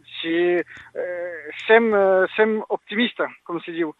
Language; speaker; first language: Catalan; non-native, local second language; French